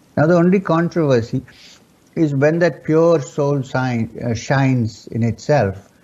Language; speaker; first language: English; non-native, local second language; Urdu